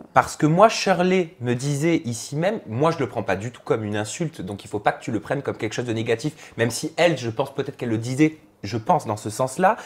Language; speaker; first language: French; native; French